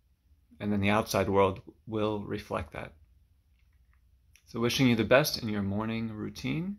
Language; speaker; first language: English; native; English